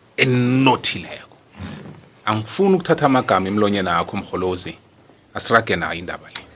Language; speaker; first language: Zulu; non-native, local second language; South Ndebele